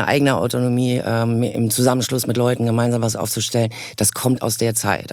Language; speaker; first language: German; native; German